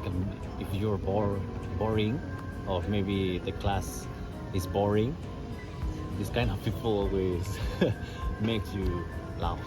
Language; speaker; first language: English; non-native, learner; Spanish